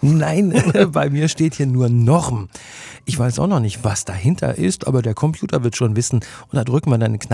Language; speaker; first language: German; native; German